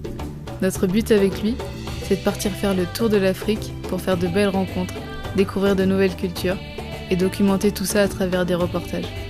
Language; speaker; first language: French; native; French